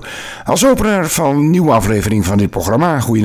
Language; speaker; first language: Dutch; native; Dutch